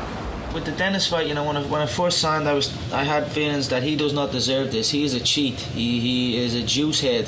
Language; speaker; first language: English; native; English